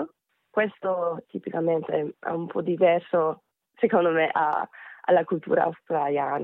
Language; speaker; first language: Italian; non-native, fluent; Korean